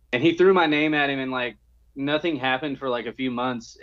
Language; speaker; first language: English; native; English